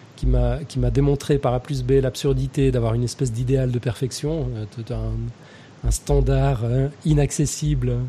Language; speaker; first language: French; native; French